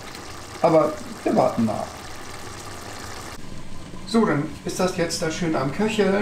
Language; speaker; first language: German; native; German